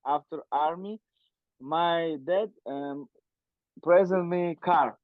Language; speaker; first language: English; non-native, learner; Russian